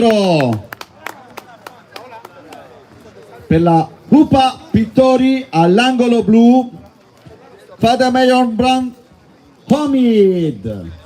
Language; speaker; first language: Italian; native; Italian